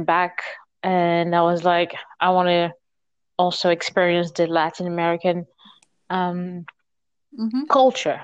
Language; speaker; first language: English; non-native, fluent; French